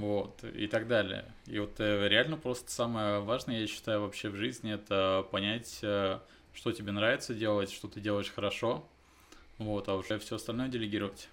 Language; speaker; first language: Russian; native; Russian